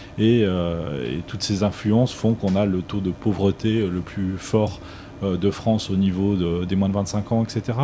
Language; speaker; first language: French; native; French